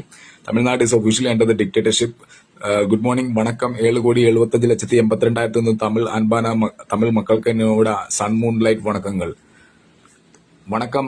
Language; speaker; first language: Tamil; non-native, learner; Malayalam